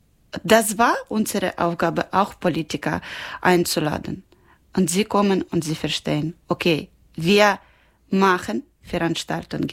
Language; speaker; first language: German; non-native, learner; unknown